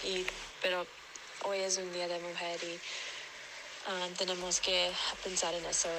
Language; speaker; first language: Spanish; non-native, learner; English